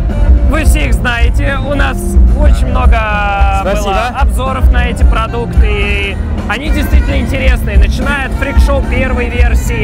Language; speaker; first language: Russian; native; Russian